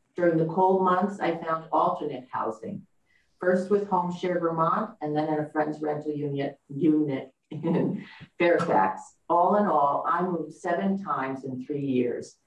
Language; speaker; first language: English; native; English